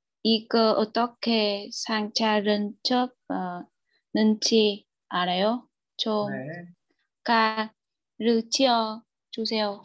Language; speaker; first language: Korean; non-native, learner; Vietnamese